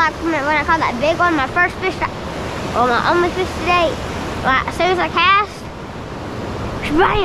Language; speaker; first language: English; native; English